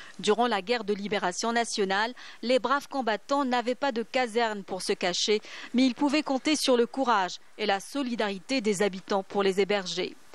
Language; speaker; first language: French; non-native, local second language; Arabic